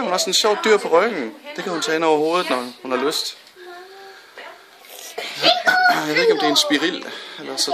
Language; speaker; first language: Danish; native; Danish